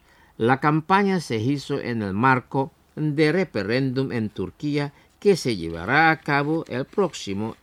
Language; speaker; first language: Spanish; non-native, fluent; Indonesian